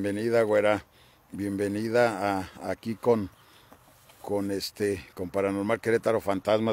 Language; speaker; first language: Spanish; native; Spanish